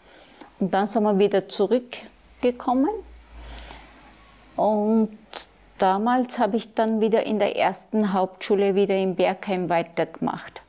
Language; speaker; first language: German; early bilingual, other home language; Turkish